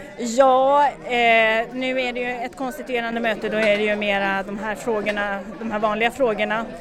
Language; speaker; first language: Swedish; native; Swedish